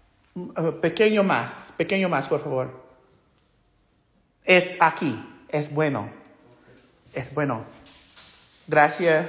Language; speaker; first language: Spanish; non-native, learner; English